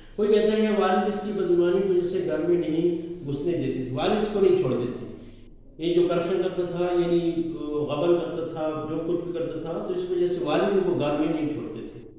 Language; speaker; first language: Urdu; non-native, local second language; Pashto